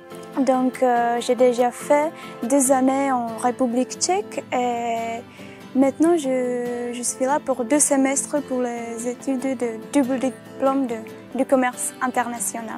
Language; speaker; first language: French; non-native, fluent; Czech